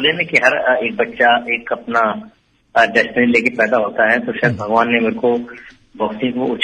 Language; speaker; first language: Hindi; native; Hindi